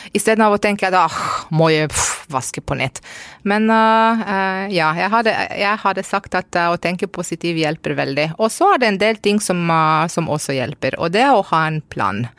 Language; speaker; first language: Norwegian; non-native, fluent; Romanian